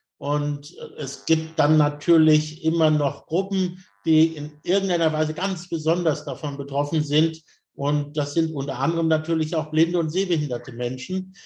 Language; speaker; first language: German; native; German